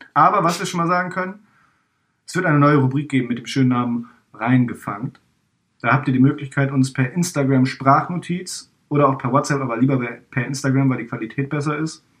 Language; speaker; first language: German; native; German